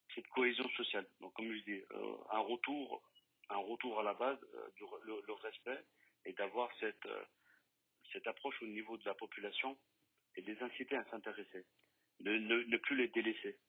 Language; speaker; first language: French; native; French